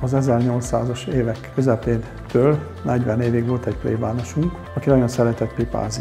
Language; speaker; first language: Hungarian; native; Hungarian